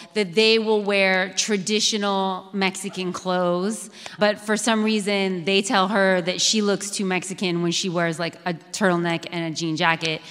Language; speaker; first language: English; native; English